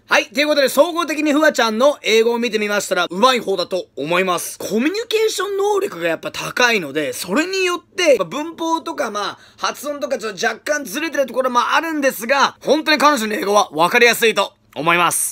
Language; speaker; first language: Japanese; early bilingual, heritage; Japanese